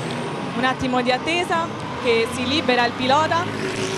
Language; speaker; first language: Italian; native; Italian